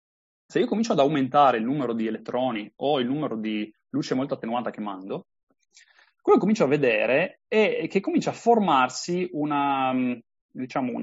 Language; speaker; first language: Italian; native; Italian